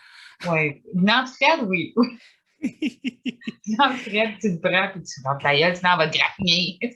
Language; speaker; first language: French; native; French